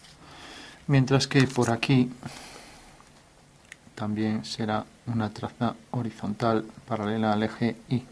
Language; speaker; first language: Spanish; native; Spanish